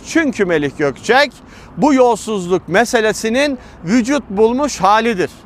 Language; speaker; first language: Turkish; native; Turkish